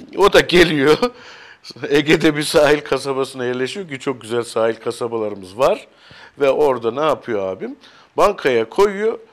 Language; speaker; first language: Turkish; native; Turkish